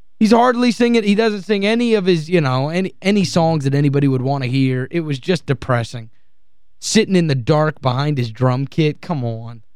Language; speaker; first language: English; native; English